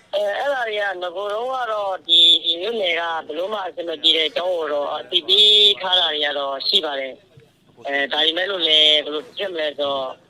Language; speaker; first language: Burmese; native; Burmese